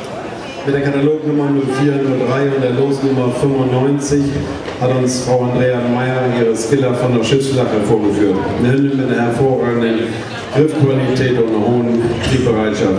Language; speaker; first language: German; native; German